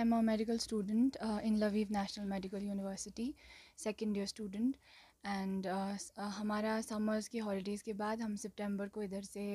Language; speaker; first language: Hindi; non-native, local second language; Nepali